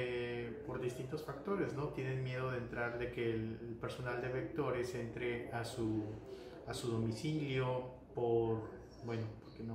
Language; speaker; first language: Spanish; native; Spanish